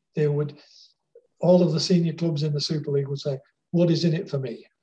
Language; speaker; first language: English; native; English